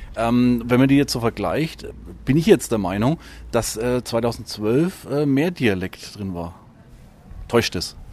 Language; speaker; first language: German; native; German